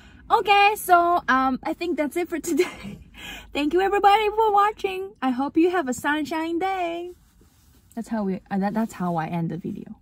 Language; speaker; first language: English; non-native, fluent; Japanese